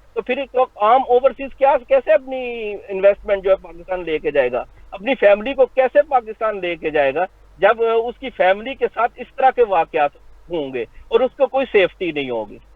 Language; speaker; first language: Urdu; native; Urdu